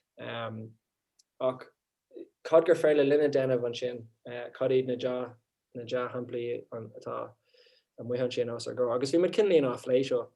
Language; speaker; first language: Irish; non-native, local second language; English